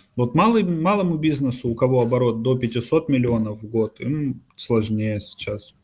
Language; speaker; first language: Russian; native; Russian